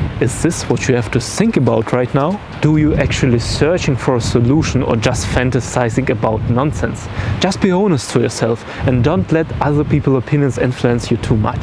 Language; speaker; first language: English; non-native, fluent; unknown